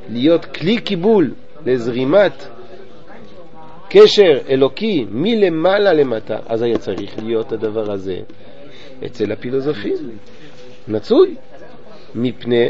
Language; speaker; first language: Hebrew; non-native, fluent; French